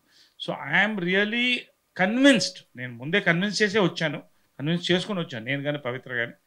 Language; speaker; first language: Telugu; native; Telugu